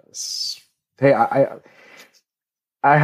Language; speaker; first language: English; native; English